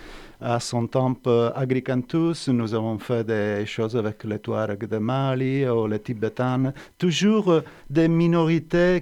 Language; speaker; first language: French; non-native, fluent; Italian